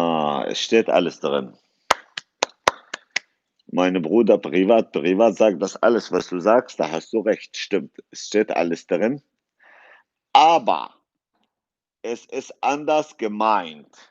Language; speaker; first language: German; non-native, fluent; Kurdish